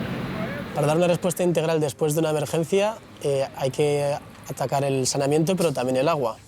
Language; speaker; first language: Spanish; native; Spanish